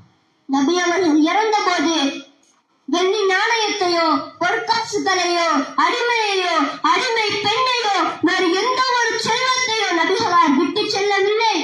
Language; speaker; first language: Tamil; native; Tamil